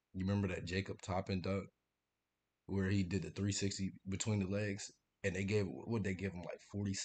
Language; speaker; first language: English; native; English